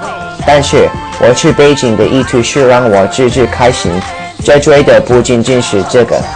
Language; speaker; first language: Chinese; non-native, learner; English